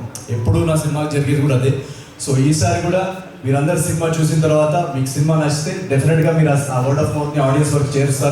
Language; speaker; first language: Telugu; native; Telugu